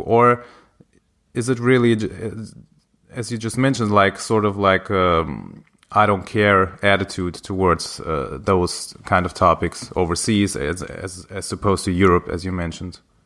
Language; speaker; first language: English; non-native, fluent; German